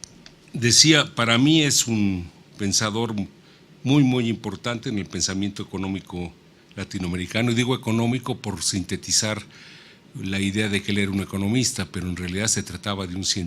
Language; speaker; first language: Spanish; native; Spanish